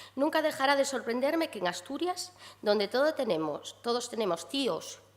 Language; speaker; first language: Spanish; non-native, local second language; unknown